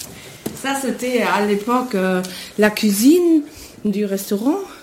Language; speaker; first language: French; non-native, fluent; German